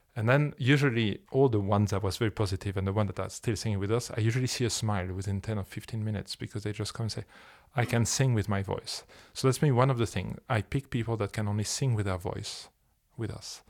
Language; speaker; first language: English; non-native, fluent; French